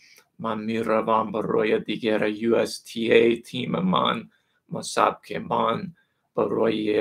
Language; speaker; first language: Persian; non-native, learner; English